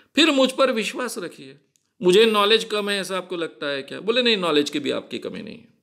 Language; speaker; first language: Hindi; non-native, local second language; Marathi